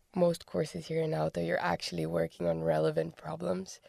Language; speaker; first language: English; non-native, fluent; Portuguese